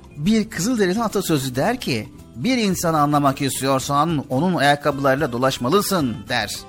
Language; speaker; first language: Turkish; native; Turkish